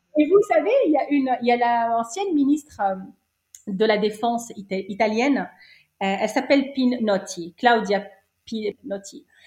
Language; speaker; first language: French; non-native, local second language; Arabic